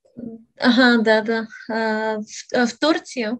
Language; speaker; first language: Russian; non-native, learner; Bulgarian